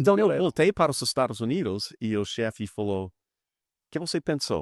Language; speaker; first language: Portuguese; non-native, fluent; English